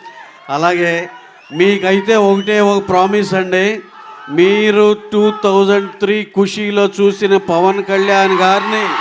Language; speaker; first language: Telugu; native; Telugu